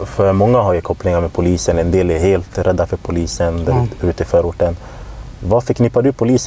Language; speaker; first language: Swedish; native; Swedish